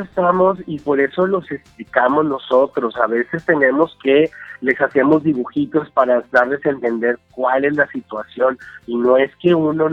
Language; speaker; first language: Spanish; native; Spanish